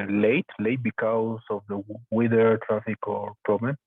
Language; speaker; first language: English; non-native, learner; Spanish